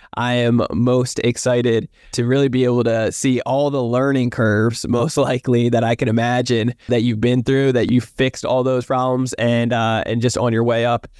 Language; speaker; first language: English; native; English